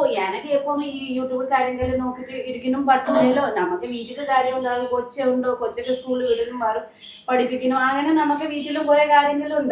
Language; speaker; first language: Malayalam; non-native, learner; Nepali